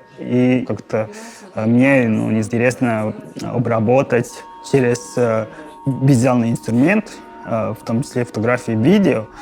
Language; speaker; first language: Russian; non-native, fluent; Japanese